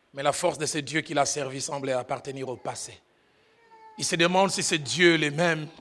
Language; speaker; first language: French; non-native, local second language; Lingala